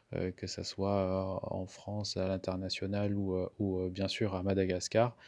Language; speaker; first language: French; non-native, local second language; Malagasy